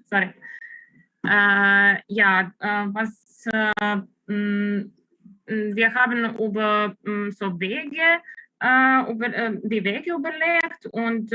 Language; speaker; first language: German; non-native, fluent; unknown